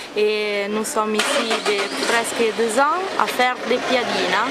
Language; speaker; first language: French; non-native, learner; Italian